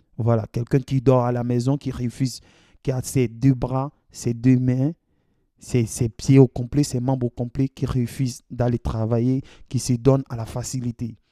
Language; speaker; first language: French; non-native, local second language; Dyula